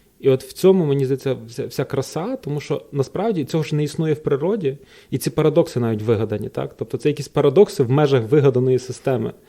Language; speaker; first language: Ukrainian; native; Ukrainian